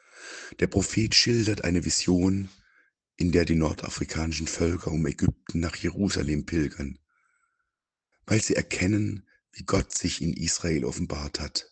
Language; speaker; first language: German; native; German